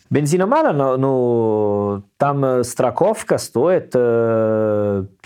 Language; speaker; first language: Russian; non-native, learner; Italian